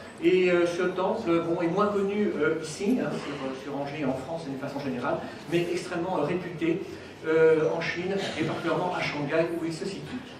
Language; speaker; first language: French; native; French